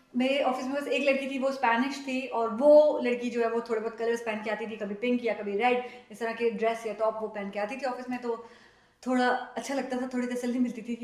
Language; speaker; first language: Hindi; native; Hindi